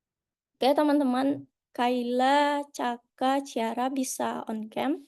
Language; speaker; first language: Indonesian; native; Indonesian